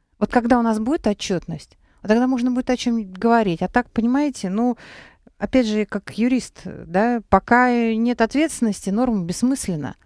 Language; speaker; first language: Russian; native; Russian